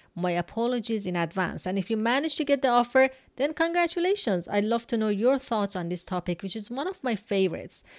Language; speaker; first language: English; non-native, fluent; Persian